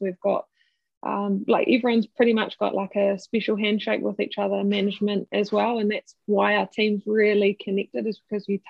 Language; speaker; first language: English; native; English